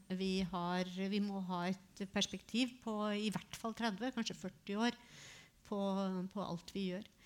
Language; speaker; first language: Norwegian; native; Norwegian